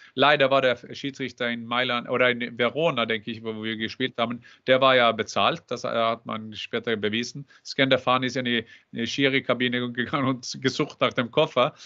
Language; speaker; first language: German; non-native, fluent; Norwegian